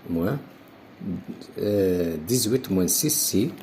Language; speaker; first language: French; non-native, local second language; Arabic